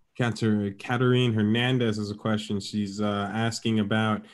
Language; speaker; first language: English; native; English